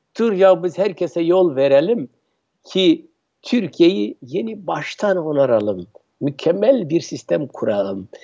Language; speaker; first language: Turkish; non-native, local second language; Kurdish